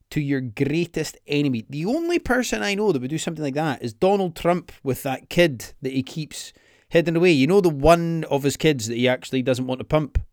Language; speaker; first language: English; native; English